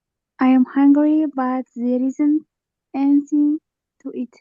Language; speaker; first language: English; non-native, learner; Uzbek